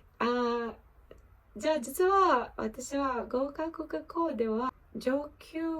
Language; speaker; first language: Japanese; non-native, learner; Ukrainian